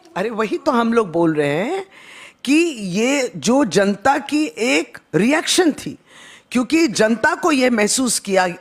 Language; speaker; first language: Hindi; non-native, local second language; Bangla